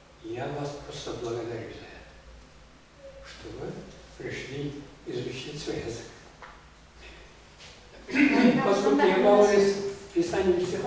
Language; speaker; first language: Russian; non-native, local second language; Tatar